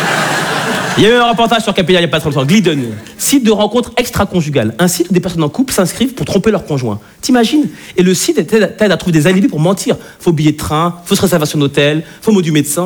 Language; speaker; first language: French; native; French